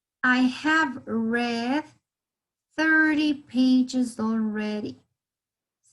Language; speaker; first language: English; non-native, fluent; Spanish